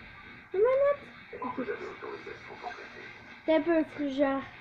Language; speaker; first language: French; native; French